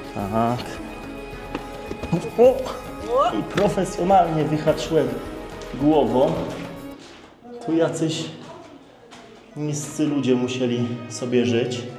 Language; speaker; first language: Polish; native; Polish